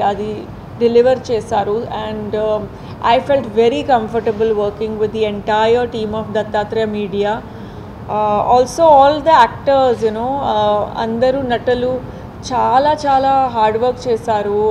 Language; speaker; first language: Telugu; non-native, fluent; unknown